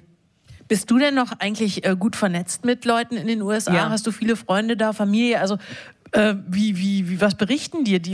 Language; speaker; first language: German; native; German